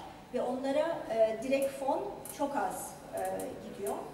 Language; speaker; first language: Turkish; native; Turkish